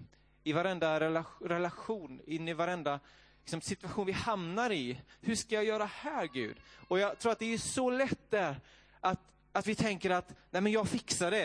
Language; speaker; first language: Swedish; native; Swedish